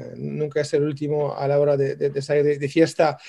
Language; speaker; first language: Spanish; non-native, fluent; French